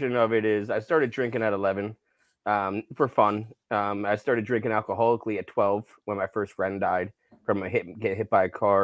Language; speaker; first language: English; native; English